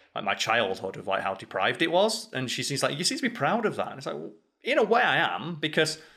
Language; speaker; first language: English; native; English